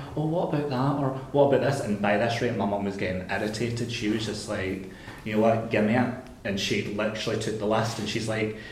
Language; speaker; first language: English; native; English